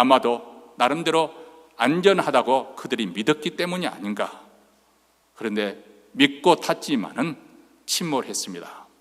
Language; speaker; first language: Korean; native; Korean